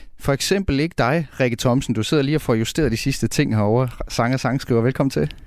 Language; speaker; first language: Danish; native; Danish